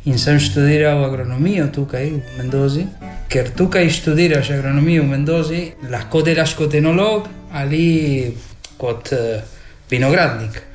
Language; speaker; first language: Slovenian; early bilingual, heritage; Slovenian